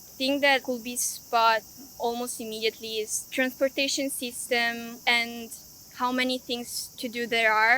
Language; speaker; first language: English; non-native, fluent; Italian